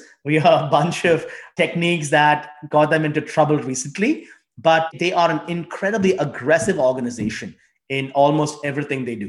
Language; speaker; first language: English; non-native, local second language; Tamil